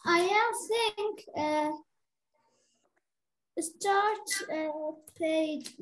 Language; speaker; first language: English; non-native, learner; Arabic